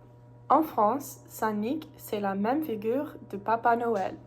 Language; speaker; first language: French; non-native, learner; English